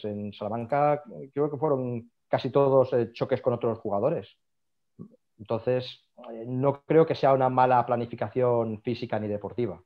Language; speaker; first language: Spanish; native; Spanish